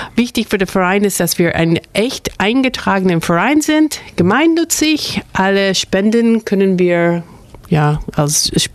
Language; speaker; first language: German; non-native, fluent; English